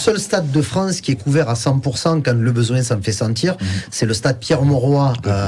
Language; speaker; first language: French; native; French